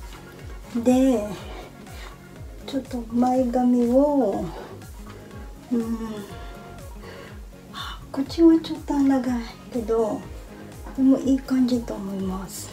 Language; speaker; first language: Japanese; non-native, fluent; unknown